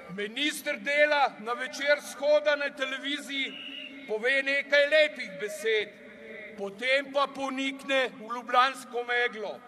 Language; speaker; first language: Slovenian; native; Slovenian